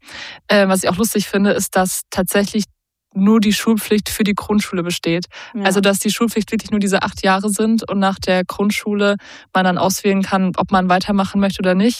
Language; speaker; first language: German; native; German